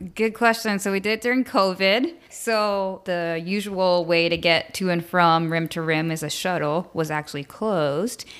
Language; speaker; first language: English; native; English